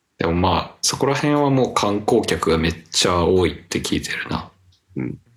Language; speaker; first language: Japanese; native; Japanese